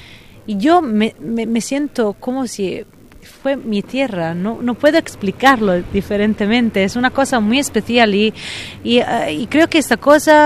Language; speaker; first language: Spanish; non-native, fluent; Italian